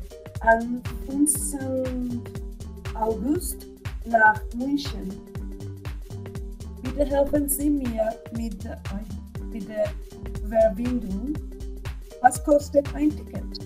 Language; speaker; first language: German; non-native, learner; Spanish